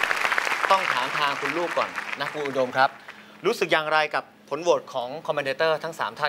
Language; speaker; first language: Thai; native; Thai